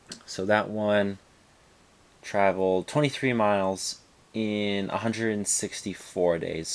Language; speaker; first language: English; native; English